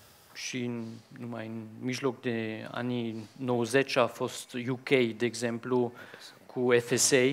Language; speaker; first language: Romanian; non-native, fluent; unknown